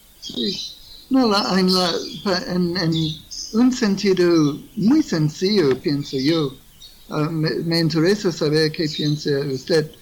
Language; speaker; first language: Spanish; non-native, fluent; English